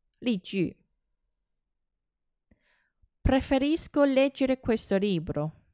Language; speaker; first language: Italian; non-native, fluent; Chinese